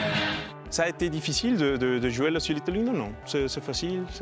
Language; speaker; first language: French; non-native, learner; Spanish